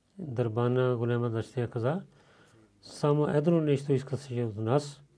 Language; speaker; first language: Bulgarian; non-native, learner; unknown